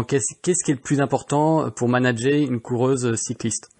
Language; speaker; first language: French; native; French